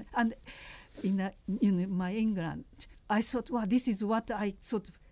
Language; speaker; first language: English; non-native, fluent; Japanese